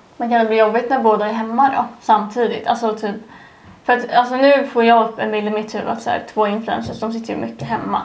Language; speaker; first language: Swedish; native; Swedish